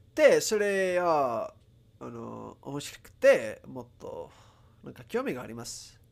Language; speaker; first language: Japanese; non-native, fluent; Spanish